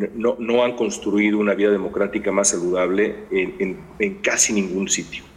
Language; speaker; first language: Spanish; native; Spanish